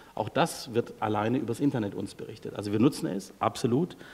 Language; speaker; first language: German; native; German